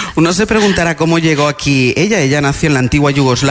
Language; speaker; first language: Spanish; native; Spanish